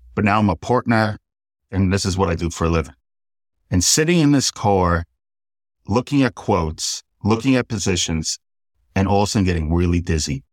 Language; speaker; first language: English; native; English